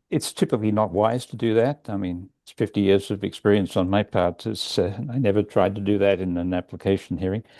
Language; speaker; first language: English; native; English